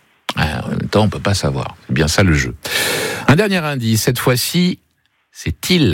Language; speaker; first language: French; native; French